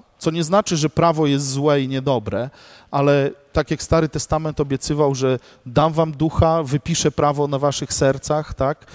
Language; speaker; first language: Polish; native; Polish